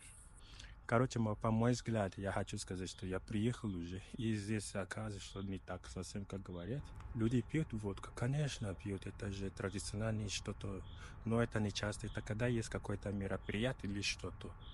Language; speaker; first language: Russian; non-native, learner; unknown